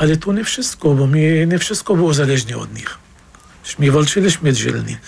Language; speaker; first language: Polish; non-native, fluent; Arabic